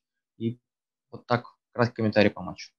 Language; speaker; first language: Russian; native; Russian